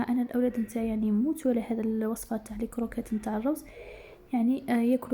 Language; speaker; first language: Arabic; native; Arabic